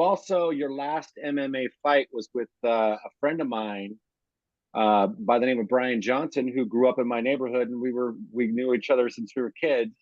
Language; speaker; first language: English; native; English